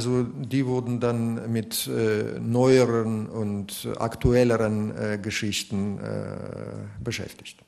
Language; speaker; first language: German; non-native, fluent; Russian